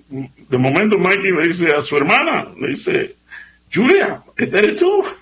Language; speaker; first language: Spanish; native; Spanish